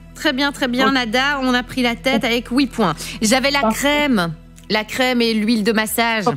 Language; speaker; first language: French; native; French